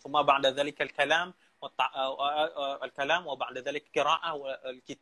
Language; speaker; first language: Arabic; non-native, fluent; Indonesian